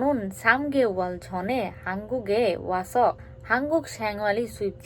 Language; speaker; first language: Korean; non-native, learner; Bangla